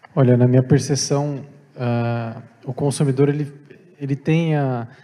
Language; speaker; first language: Portuguese; native; Portuguese